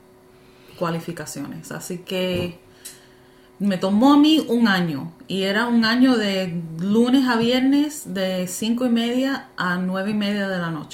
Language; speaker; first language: Spanish; early bilingual, heritage; Spanish